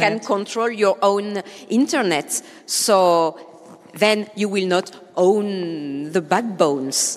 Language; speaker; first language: English; non-native, fluent; French